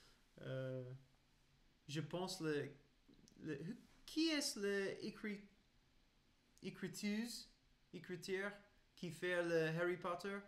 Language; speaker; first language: French; non-native, learner; English